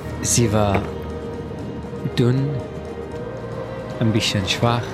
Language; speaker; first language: German; non-native, learner; Persian